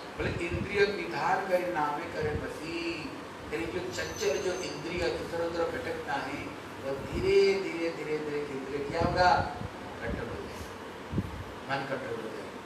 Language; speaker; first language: Hindi; non-native, local second language; Bangla